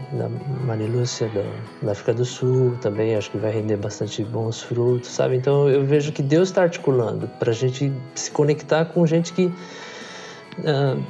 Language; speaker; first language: Portuguese; native; Portuguese